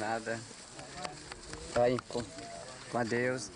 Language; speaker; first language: Portuguese; non-native, local second language; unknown